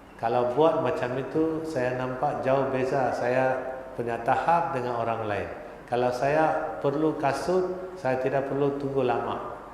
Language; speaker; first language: Malay; non-native, local second language; Tamil